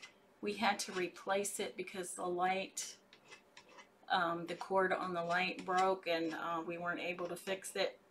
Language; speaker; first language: English; native; English